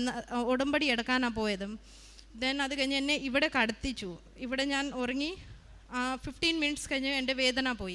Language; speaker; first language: Malayalam; early bilingual, heritage; Malayalam